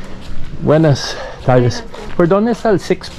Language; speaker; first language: Spanish; non-native, learner; English